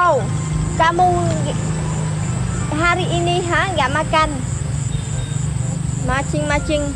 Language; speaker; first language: Indonesian; non-native, learner; Vietnamese